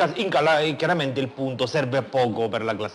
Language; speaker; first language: Italian; native; Italian